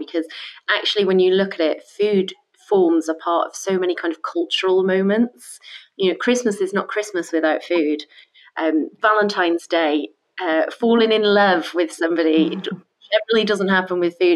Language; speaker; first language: English; native; English